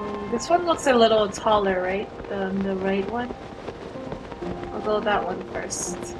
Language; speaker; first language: English; non-native, fluent; Korean